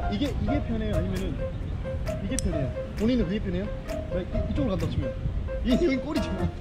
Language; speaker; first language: Korean; native; Korean